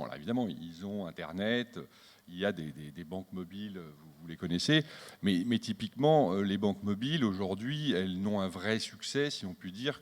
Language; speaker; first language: French; native; French